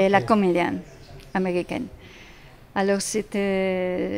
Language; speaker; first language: French; non-native, fluent; Spanish